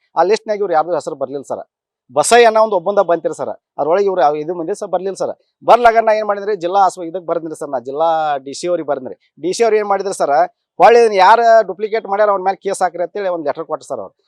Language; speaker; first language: Kannada; native; Kannada